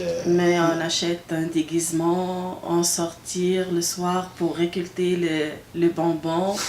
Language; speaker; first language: French; non-native, local second language; Arabic